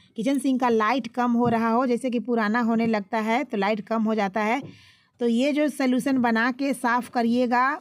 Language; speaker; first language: Hindi; native; Hindi